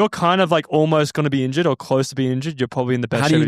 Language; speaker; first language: English; native; English